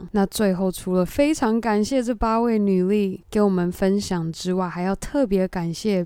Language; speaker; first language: Chinese; native; Chinese